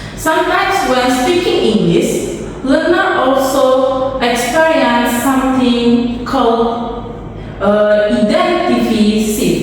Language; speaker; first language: English; non-native, learner; Indonesian